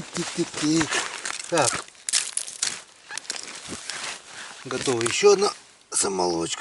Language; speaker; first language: Russian; native; Russian